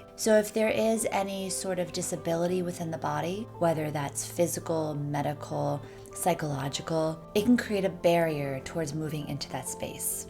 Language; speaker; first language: English; native; English